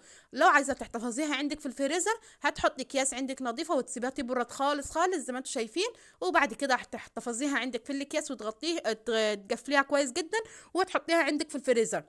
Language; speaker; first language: Arabic; native; Arabic